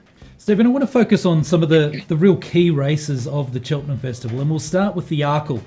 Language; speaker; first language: English; native; English